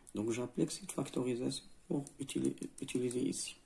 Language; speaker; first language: French; non-native, local second language; Arabic